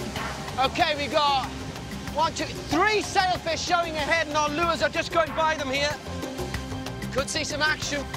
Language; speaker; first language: English; native; English